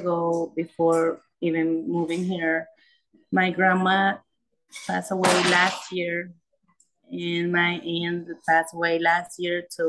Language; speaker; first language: English; non-native, learner; Spanish